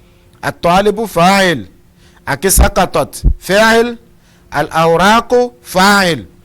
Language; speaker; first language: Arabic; non-native, fluent; Portuguese